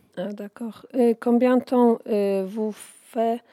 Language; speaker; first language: French; non-native, learner; Polish